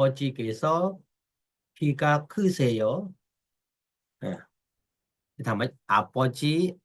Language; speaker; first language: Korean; non-native, fluent; Khmer